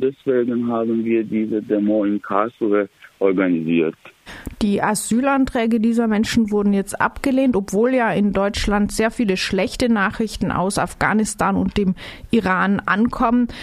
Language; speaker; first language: German; non-native, learner; Persian